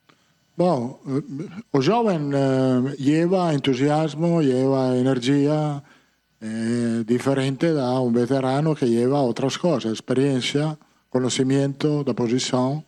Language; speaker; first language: Portuguese; non-native, fluent; Italian